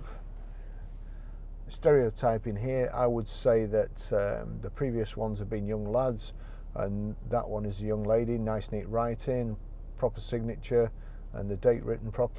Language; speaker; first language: English; native; English